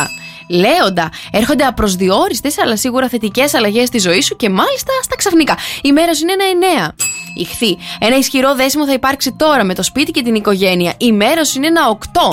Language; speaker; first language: Greek; native; Greek